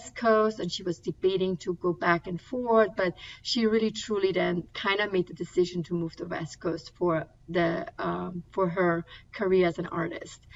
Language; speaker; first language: English; non-native, fluent; German